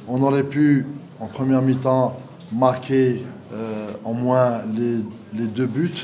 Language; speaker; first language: French; non-native, local second language; Arabic